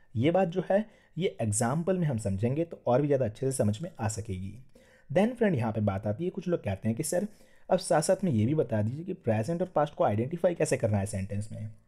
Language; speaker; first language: Hindi; non-native, local second language; Gujarati